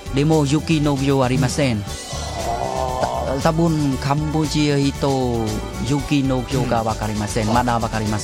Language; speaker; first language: Japanese; non-native, learner; Khmer